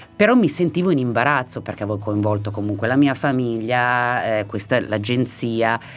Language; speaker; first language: Italian; native; Italian